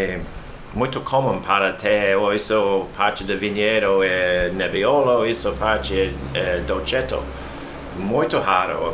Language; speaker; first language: Portuguese; non-native, learner; English